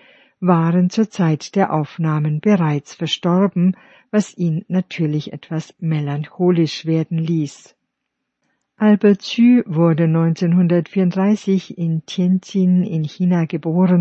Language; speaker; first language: German; native; German